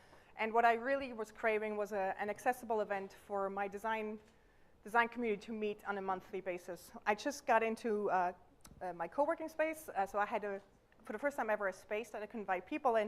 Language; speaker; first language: English; non-native, fluent; German